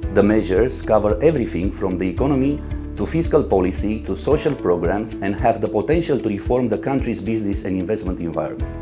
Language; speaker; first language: English; non-native, fluent; Romanian